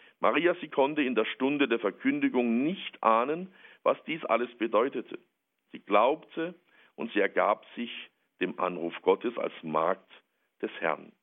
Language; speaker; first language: German; native; German